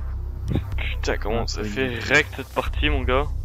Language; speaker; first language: French; native; French